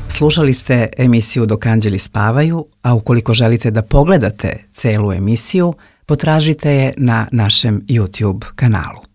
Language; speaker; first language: Serbian; native; Serbian